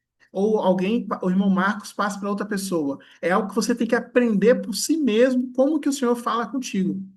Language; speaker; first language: Portuguese; native; Portuguese